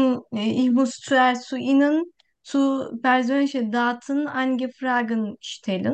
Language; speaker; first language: German; non-native, learner; Turkish